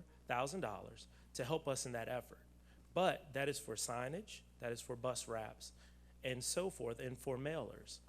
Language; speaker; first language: English; native; English